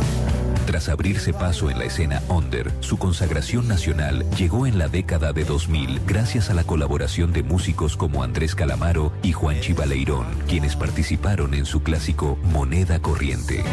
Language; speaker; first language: Spanish; native; Spanish